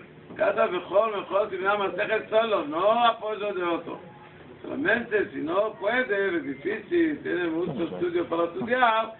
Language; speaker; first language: Spanish; non-native, fluent; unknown